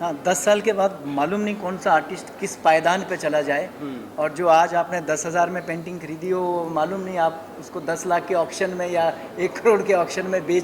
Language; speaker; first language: Hindi; native; Hindi